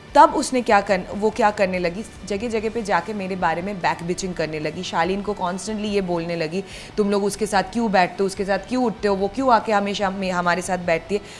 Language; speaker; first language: Hindi; non-native, local second language; Bangla